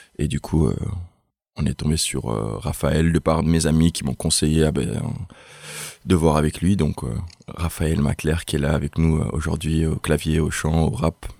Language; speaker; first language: French; early bilingual, heritage; French